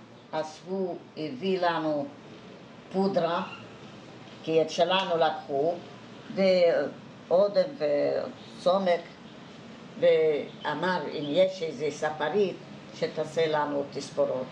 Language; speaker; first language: Hebrew; non-native, fluent; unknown